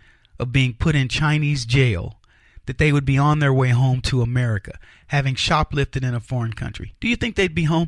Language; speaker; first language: English; native; English